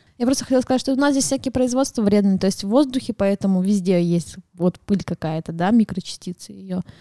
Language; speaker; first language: Russian; native; Russian